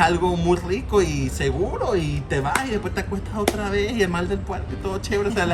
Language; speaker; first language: Spanish; native; Spanish